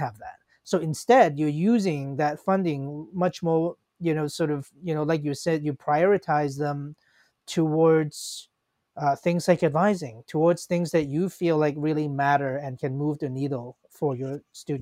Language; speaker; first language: English; non-native, local second language; Cantonese